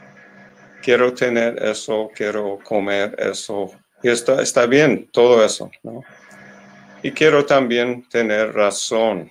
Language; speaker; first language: Spanish; non-native, learner; English